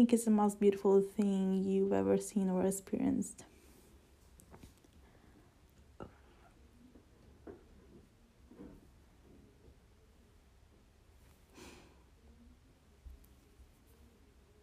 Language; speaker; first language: English; non-native, fluent; Italian